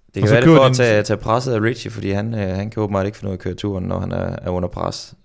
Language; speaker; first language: Danish; native; Danish